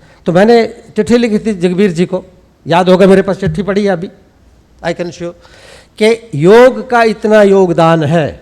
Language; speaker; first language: Hindi; native; Hindi